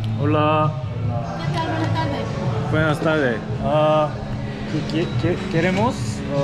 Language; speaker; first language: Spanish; non-native, learner; Korean